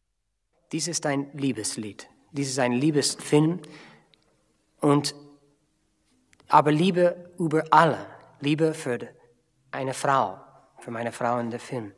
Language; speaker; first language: German; non-native, learner; English